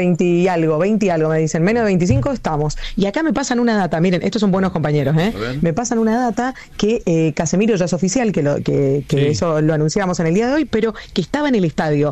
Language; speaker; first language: Spanish; native; Spanish